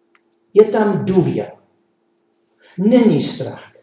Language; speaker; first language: Czech; non-native, learner; English